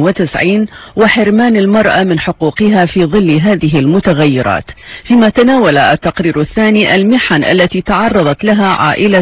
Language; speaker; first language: Arabic; native; Arabic